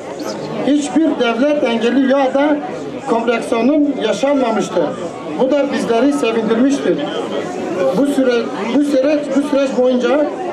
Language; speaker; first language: Turkish; non-native, local second language; Kurdish